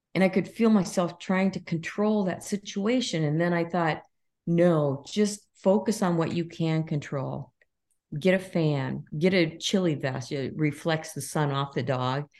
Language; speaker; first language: English; native; English